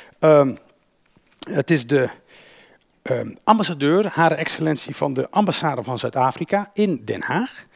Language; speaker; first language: Dutch; early bilingual, other home language; Berber languages